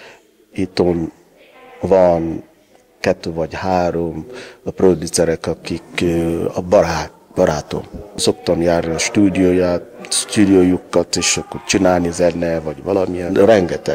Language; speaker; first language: Hungarian; non-native, learner; Yoruba